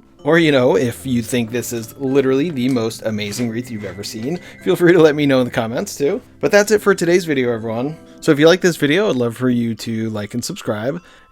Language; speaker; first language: English; native; English